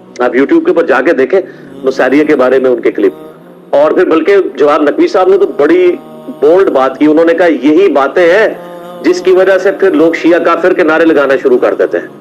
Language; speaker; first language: Urdu; non-native, local second language; Punjabi